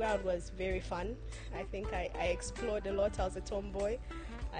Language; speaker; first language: English; non-native, local second language; Tumbuka